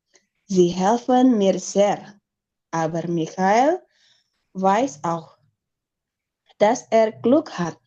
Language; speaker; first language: German; non-native, learner; Indonesian